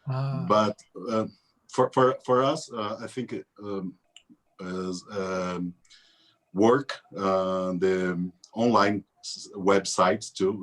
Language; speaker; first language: English; non-native, learner; Portuguese